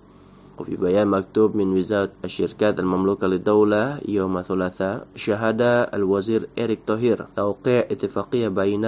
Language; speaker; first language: Arabic; non-native, fluent; Indonesian